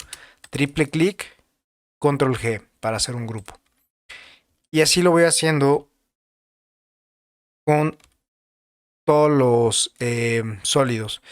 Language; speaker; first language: Spanish; native; Spanish